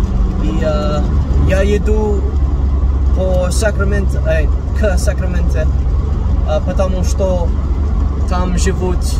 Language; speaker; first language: Russian; non-native, learner; English